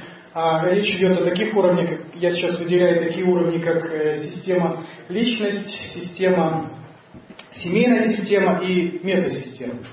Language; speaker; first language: Russian; native; Russian